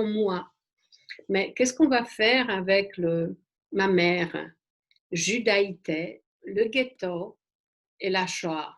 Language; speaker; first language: French; non-native, fluent; Polish